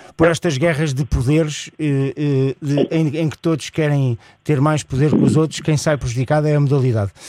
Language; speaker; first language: Portuguese; native; Portuguese